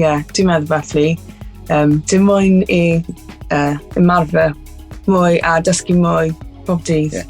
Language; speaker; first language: Welsh; non-native, learner; English